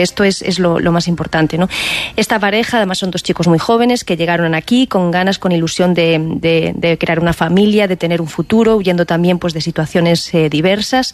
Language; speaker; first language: Spanish; native; Spanish